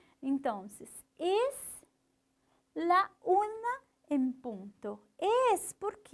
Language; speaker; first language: Spanish; non-native, fluent; Portuguese